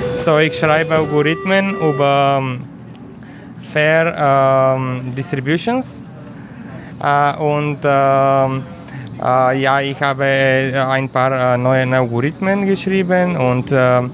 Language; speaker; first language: German; non-native, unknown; Bulgarian